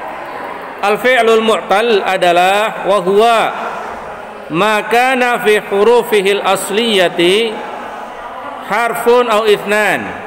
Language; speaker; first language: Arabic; non-native, fluent; Indonesian